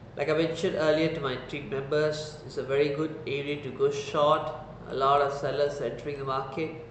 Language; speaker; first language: English; non-native, local second language; Tamil